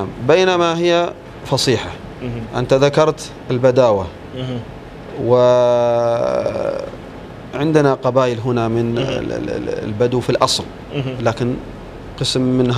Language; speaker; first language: Arabic; native; Arabic